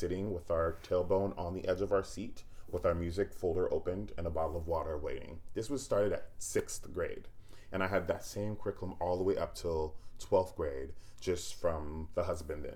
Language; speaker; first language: English; native; English